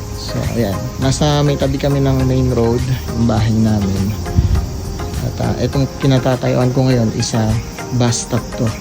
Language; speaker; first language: Filipino; native; Filipino